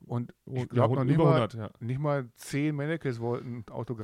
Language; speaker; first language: German; native; German